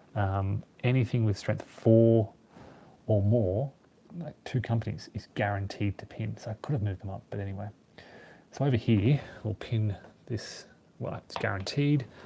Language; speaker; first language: English; native; English